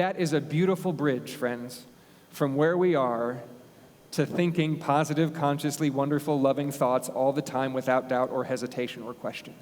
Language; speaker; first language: English; native; English